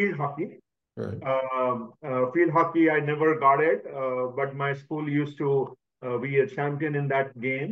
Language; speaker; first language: English; non-native, local second language; Hindi